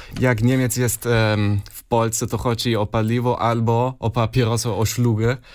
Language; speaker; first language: Polish; non-native, fluent; German